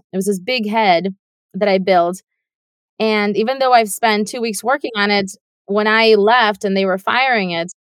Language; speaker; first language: English; non-native, fluent; Russian